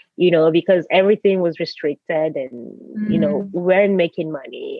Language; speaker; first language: English; native; English